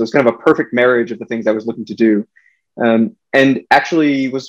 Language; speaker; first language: English; native; English